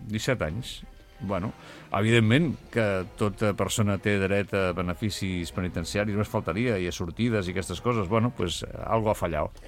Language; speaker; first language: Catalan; native; Catalan